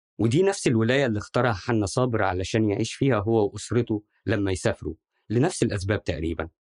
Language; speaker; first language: Arabic; native; Arabic